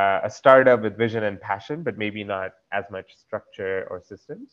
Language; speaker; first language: English; non-native, local second language; Marathi